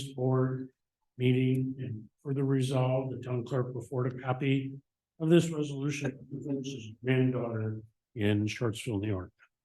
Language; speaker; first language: English; native; English